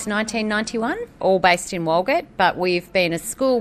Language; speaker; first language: English; native; English